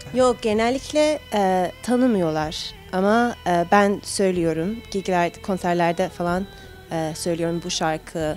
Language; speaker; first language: Turkish; early bilingual, heritage; Turkish